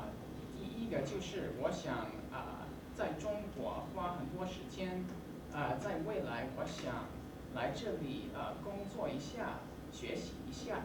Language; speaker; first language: Chinese; non-native, learner; English